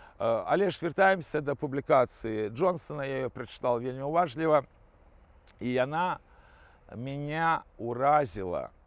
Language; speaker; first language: Belarusian; non-native, local second language; Russian